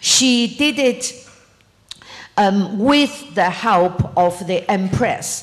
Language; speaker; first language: English; non-native, fluent; Chinese